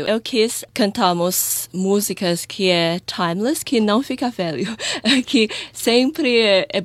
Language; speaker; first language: Portuguese; non-native, fluent; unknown